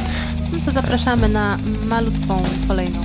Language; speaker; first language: Polish; native; Polish